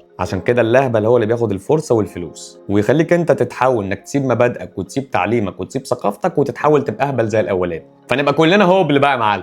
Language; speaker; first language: Arabic; native; Arabic